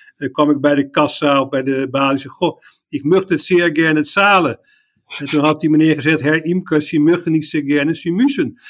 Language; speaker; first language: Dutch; native; Dutch